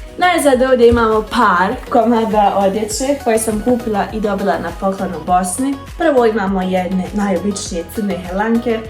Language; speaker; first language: Bosnian; early bilingual, heritage; Bosnian